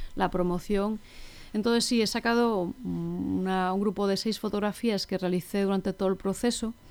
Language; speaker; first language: Spanish; native; Spanish